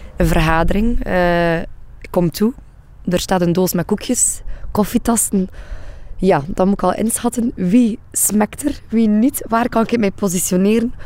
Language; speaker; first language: Dutch; native; Dutch